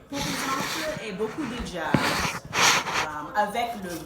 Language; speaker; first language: French; non-native, fluent; English